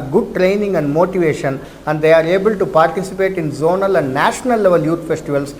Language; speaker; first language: English; non-native, local second language; Telugu